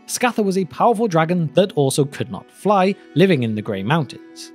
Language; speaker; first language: English; native; English